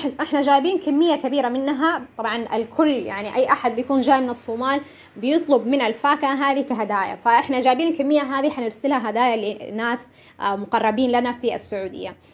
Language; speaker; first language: Arabic; non-native, local second language; Somali